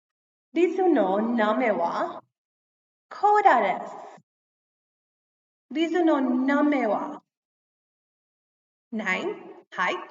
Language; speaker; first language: Japanese; non-native, learner; English